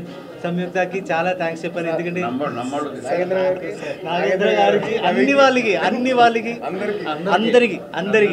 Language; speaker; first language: Telugu; non-native, learner; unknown